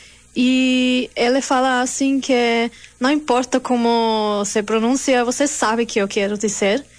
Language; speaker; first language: Portuguese; non-native, learner; German